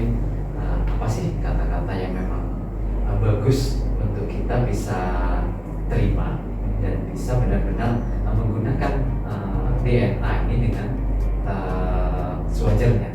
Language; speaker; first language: Indonesian; non-native, local second language; Javanese